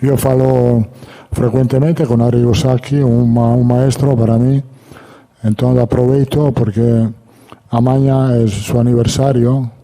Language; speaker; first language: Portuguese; non-native, learner; Italian